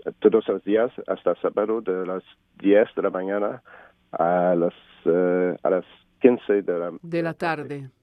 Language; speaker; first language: Spanish; non-native, learner; French